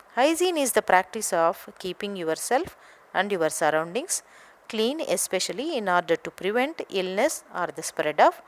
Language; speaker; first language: English; non-native, local second language; Telugu